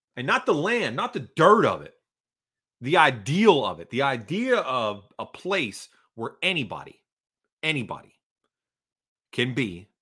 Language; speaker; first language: English; early bilingual, other home language; Hungarian